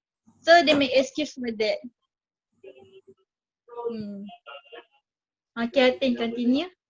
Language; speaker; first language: English; non-native, learner; Malay